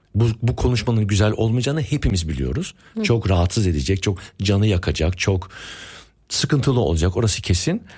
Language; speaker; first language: Turkish; early bilingual, heritage; Turkish